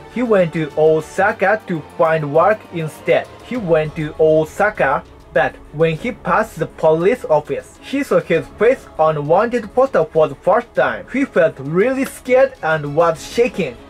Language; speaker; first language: English; non-native, fluent; Japanese